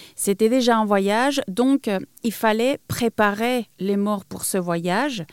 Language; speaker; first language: French; non-native, fluent; Spanish